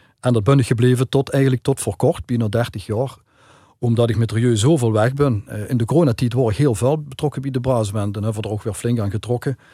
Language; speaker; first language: Dutch; native; Dutch